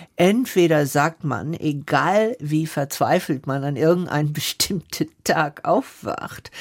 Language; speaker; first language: German; non-native, fluent; English